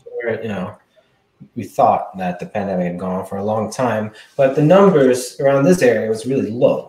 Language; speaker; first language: English; non-native, fluent; Swedish